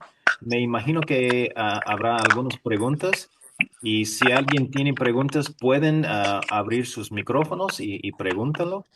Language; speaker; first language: Spanish; non-native, fluent; English